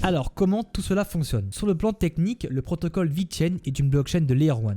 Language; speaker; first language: French; native; French